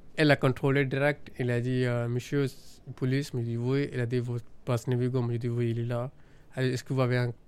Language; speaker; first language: French; non-native, learner; Punjabi